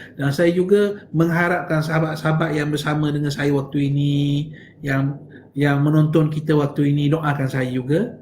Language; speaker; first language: Malay; native; Malay